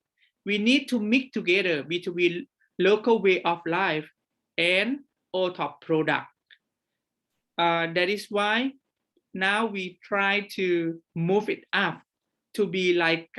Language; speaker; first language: English; non-native, fluent; Thai